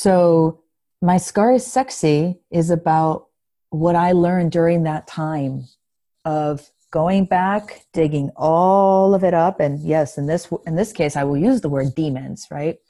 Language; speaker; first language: English; non-native, fluent; Greek